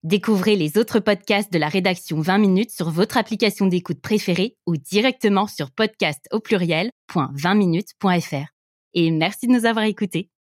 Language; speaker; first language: French; native; French